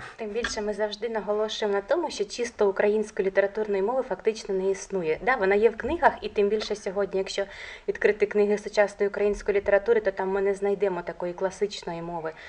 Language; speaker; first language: Ukrainian; native; Ukrainian